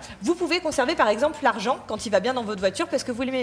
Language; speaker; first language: French; native; French